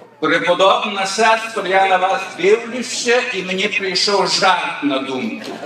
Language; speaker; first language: Ukrainian; early bilingual, heritage; Ukrainian